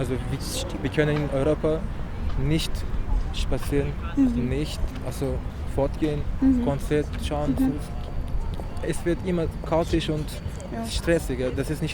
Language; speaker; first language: German; non-native, learner; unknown